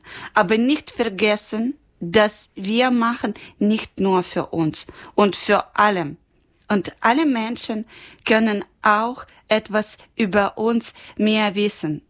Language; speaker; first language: German; non-native, learner; Ukrainian